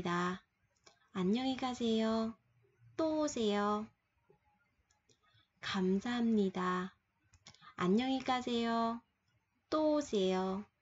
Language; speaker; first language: Korean; non-native, fluent; Vietnamese